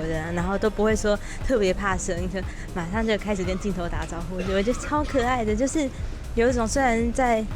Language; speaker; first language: Chinese; native; Chinese